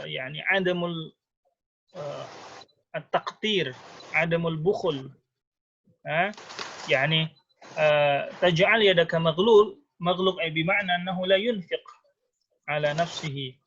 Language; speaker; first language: Arabic; non-native, fluent; Indonesian